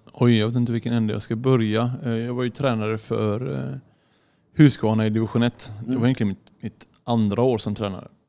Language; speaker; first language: Swedish; early bilingual, other home language; Arabic